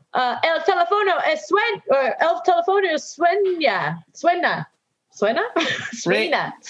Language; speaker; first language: Spanish; non-native, learner; English